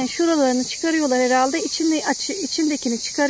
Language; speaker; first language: Turkish; native; Turkish